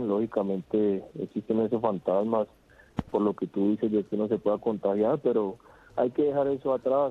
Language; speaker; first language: Spanish; native; Spanish